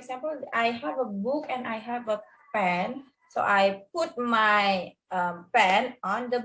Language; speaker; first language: English; non-native, learner; Indonesian